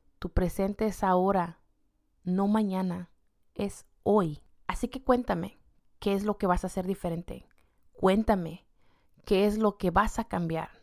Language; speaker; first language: Spanish; native; Spanish